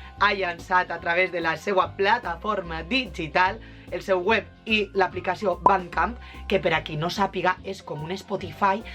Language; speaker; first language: Catalan; native; Catalan